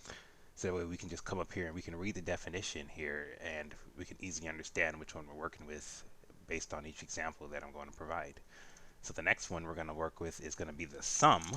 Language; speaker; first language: English; native; English